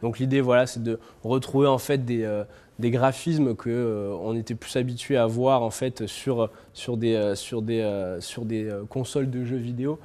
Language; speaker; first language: French; native; French